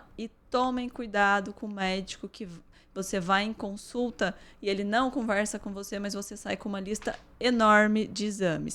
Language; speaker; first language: Portuguese; native; Portuguese